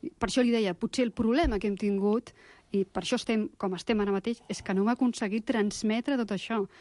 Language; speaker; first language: Catalan; non-native, local second language; Spanish